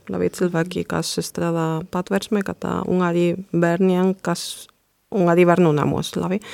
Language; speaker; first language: Latvian; non-native, fluent; Spanish